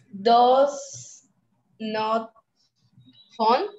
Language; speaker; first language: English; non-native, learner; Spanish